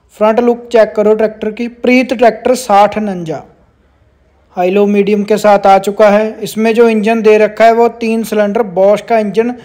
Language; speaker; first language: Hindi; native; Hindi